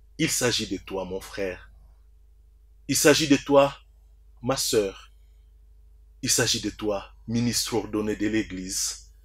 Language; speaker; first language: French; non-native, local second language; Swahili